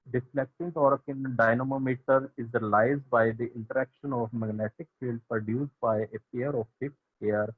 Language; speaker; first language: English; non-native, local second language; Punjabi